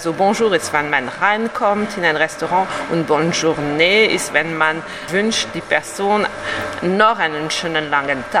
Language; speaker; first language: German; non-native, fluent; French